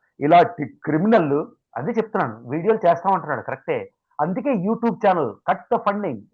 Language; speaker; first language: Telugu; native; Telugu